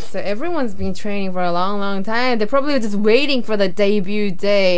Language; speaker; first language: English; early bilingual, other home language; Korean